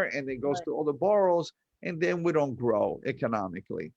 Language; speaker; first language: English; early bilingual, other home language; Spanish